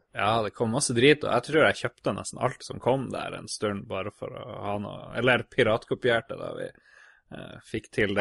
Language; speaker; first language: Norwegian; native; Norwegian